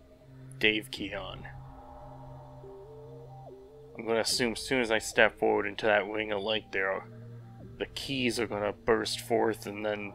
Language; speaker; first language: English; native; English